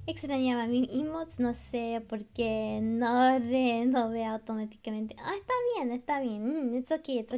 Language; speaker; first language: Spanish; non-native, learner; English